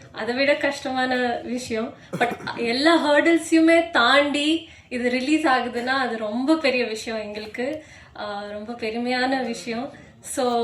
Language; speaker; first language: Tamil; non-native, local second language; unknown